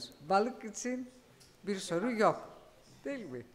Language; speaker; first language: Turkish; non-native, fluent; Greek